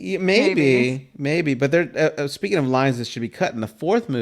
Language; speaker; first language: English; native; English